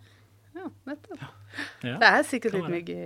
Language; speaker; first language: Norwegian; native; Norwegian